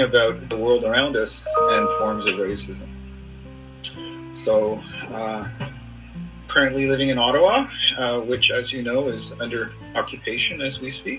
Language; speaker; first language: English; native; English